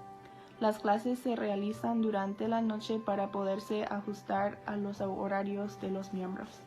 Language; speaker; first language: Spanish; non-native, fluent; English